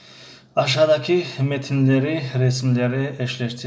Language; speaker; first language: Turkish; non-native, fluent; Tajik